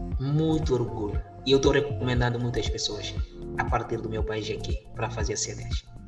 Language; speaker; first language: Portuguese; non-native, local second language; Upper Guinea Crioulo